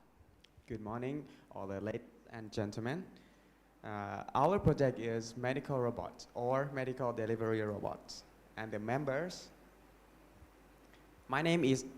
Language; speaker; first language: English; non-native, learner; Thai